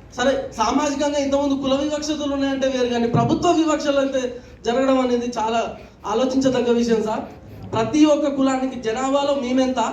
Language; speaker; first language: Telugu; native; Telugu